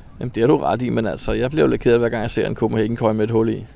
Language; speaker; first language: Danish; native; Danish